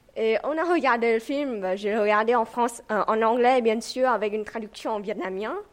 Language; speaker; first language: French; non-native, fluent; Vietnamese